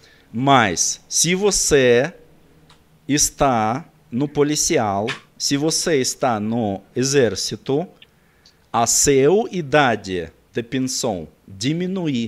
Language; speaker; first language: Portuguese; non-native, learner; Russian